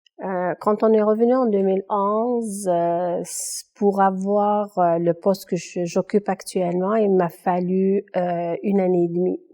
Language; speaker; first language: French; non-native, local second language; Kabyle